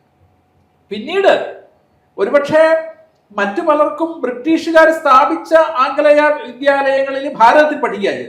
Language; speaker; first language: Malayalam; native; Malayalam